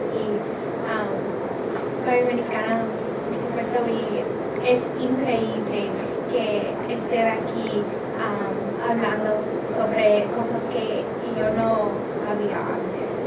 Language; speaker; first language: Spanish; non-native, learner; English